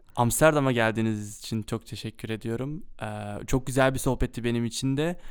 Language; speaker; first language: Turkish; early bilingual, heritage; Turkish